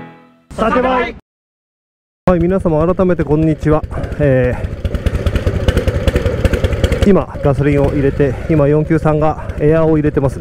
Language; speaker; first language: Japanese; native; Japanese